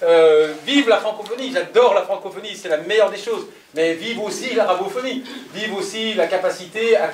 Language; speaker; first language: French; native; French